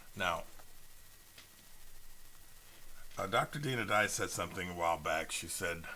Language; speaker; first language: English; native; English